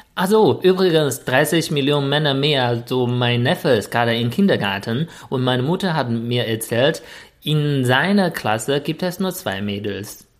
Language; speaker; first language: German; non-native, fluent; Chinese